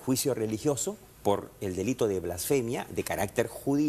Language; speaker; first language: Spanish; native; Spanish